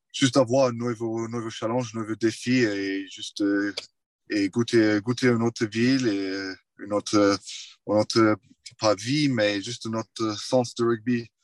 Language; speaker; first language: French; non-native, fluent; English